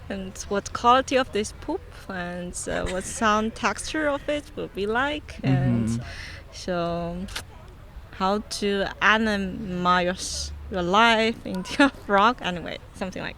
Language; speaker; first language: English; non-native, fluent; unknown